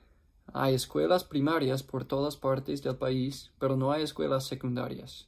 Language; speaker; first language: Spanish; non-native, fluent; English